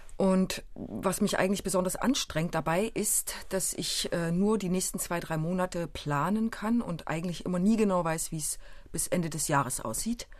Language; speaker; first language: German; native; German